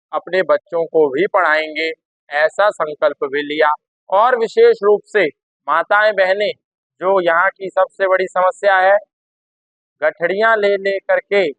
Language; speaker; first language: Hindi; native; Hindi